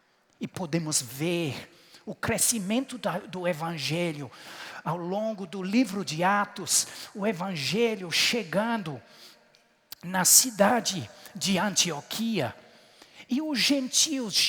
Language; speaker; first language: Portuguese; non-native, fluent; English